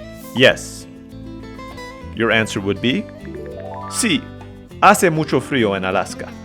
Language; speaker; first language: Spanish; non-native, learner; English